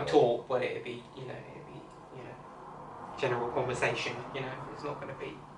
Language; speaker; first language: English; native; English